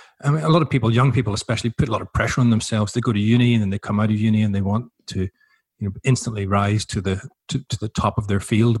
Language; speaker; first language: English; native; English